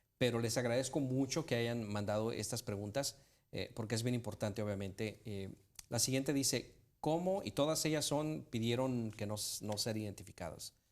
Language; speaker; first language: Spanish; native; Spanish